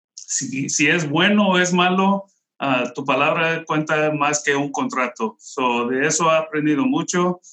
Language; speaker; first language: Spanish; non-native, local second language; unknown